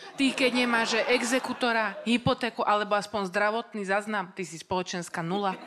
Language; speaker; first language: Slovak; native; Slovak